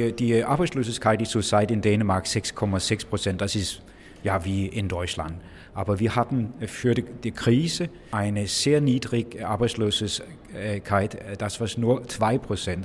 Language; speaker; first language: German; non-native, fluent; Danish